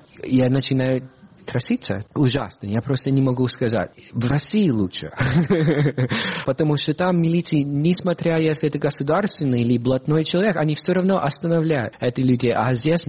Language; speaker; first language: Russian; non-native, fluent; English